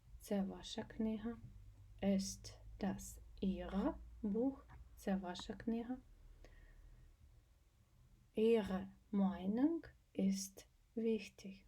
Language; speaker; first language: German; non-native, fluent; Ukrainian